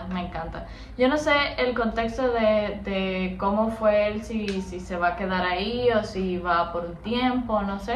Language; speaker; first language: Spanish; native; Spanish